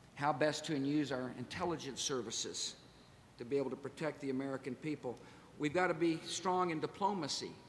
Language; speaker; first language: English; native; English